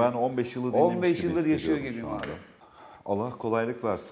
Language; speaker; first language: Turkish; native; Turkish